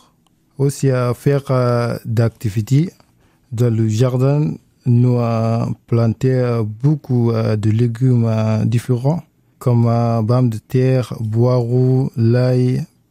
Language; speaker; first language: French; non-native, learner; Arabic